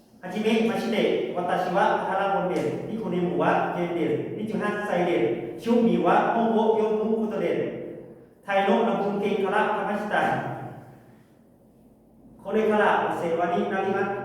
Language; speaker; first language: Japanese; non-native, learner; Thai